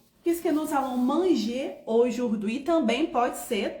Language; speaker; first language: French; non-native, fluent; Portuguese